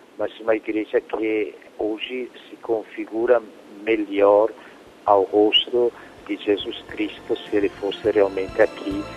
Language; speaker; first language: Portuguese; non-native, fluent; Italian